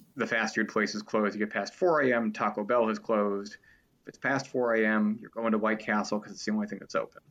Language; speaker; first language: English; native; English